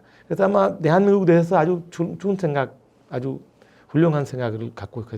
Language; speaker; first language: Korean; non-native, fluent; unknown